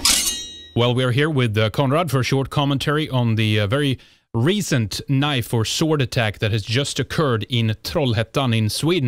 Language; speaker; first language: English; non-native, fluent; Swedish